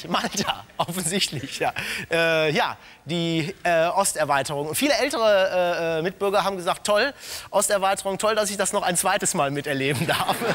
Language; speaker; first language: German; native; German